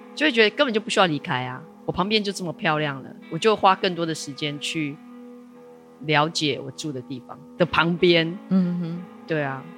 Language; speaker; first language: Chinese; native; Chinese